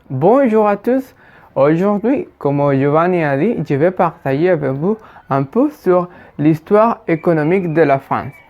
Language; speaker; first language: French; non-native, fluent; Spanish